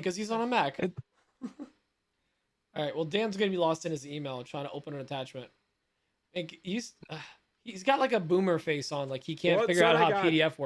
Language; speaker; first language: English; native; English